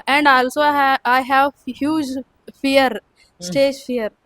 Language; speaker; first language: English; non-native, local second language; Kannada